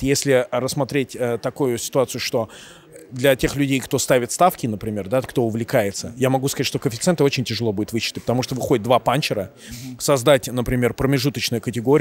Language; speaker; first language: Russian; native; Russian